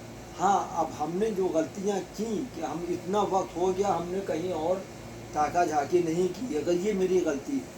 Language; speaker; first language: Hindi; native; Hindi